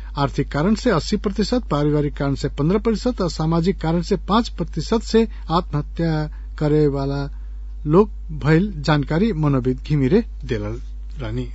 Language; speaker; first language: Bhojpuri; non-native, local second language; Nepali